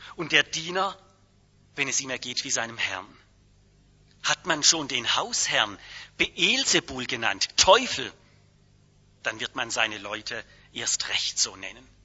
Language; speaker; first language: German; native; German